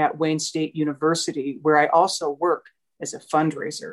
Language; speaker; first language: English; native; English